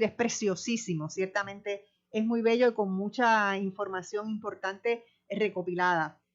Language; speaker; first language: Spanish; native; Spanish